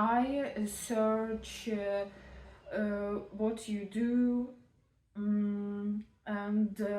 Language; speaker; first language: English; non-native, learner; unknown